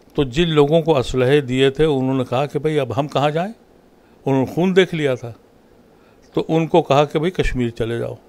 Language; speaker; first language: Urdu; native; Urdu